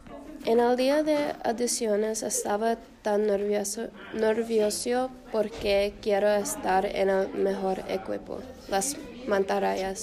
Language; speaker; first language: Spanish; non-native, learner; English